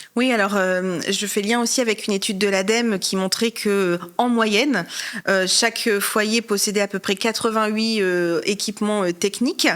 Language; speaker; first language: French; native; French